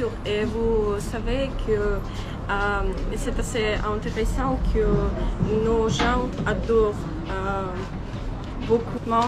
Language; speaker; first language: French; non-native, learner; Russian